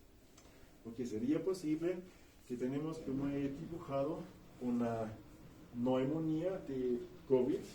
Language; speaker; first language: Spanish; non-native, fluent; German